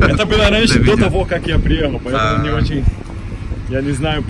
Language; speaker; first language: Russian; non-native, fluent; Portuguese